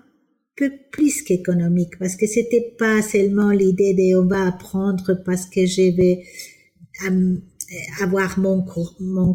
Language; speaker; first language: French; non-native, fluent; Spanish